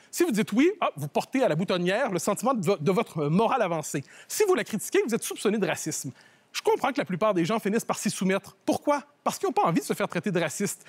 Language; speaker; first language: French; native; French